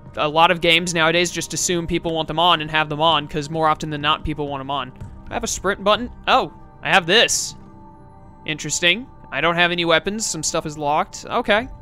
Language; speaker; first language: English; native; English